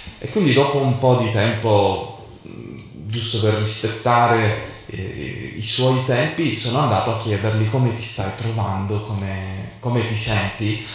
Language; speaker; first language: Italian; non-native, fluent; Arabic